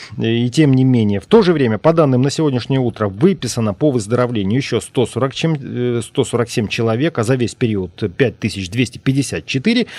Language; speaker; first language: Russian; native; Russian